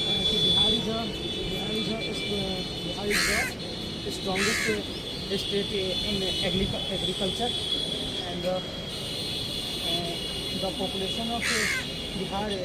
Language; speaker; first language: English; non-native, learner; Hindi